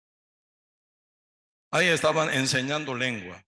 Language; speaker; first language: Spanish; non-native, learner; Korean